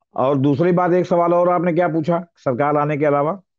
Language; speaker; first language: Hindi; native; Hindi